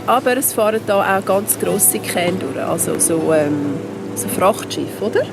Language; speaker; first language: German; native; German